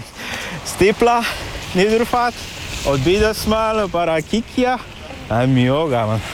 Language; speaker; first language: Icelandic; non-native, learner; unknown